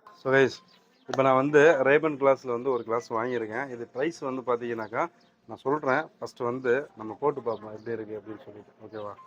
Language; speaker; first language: Tamil; native; Tamil